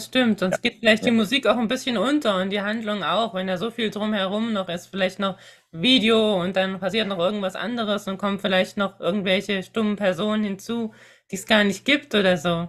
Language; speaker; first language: German; native; German